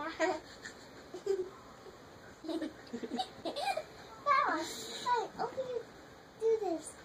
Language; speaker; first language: English; native; English